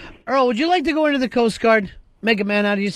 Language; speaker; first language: English; native; English